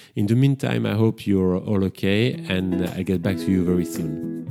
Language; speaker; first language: English; non-native, fluent; French